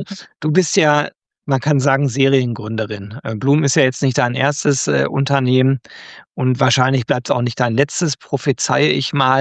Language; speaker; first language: German; native; German